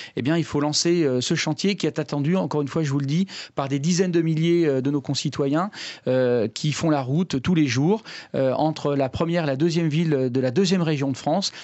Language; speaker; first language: French; native; French